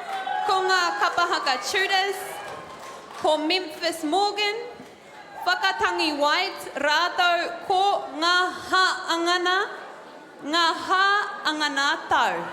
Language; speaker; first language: Māori; non-native, local second language; English